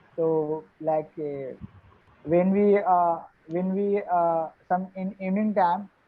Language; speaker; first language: English; non-native, learner; Hindi